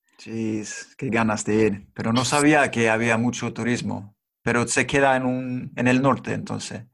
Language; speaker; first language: Spanish; non-native, fluent; English